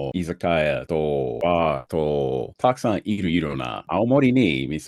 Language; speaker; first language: Japanese; non-native, learner; English